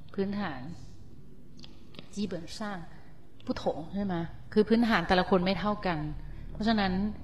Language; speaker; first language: Thai; native; Thai